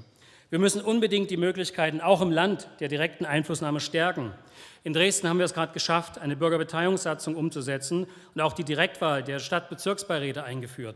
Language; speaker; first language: German; native; German